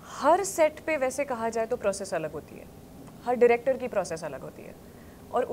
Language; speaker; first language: Hindi; non-native, local second language; Marathi